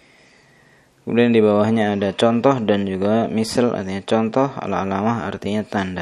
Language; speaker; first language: Indonesian; native; Indonesian